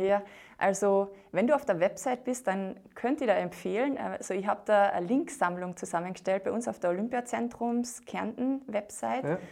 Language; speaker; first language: German; native; German